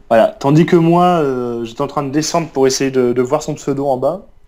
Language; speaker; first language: French; native; French